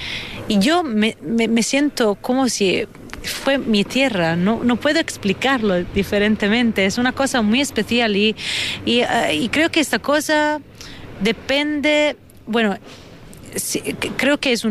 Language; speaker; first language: Spanish; non-native, fluent; Italian